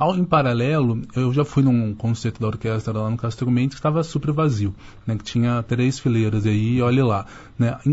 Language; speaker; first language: Portuguese; native; Portuguese